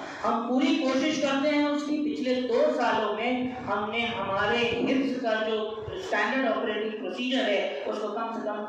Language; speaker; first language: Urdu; non-native, local second language; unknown